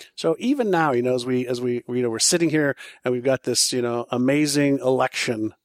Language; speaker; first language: English; non-native, fluent; Hebrew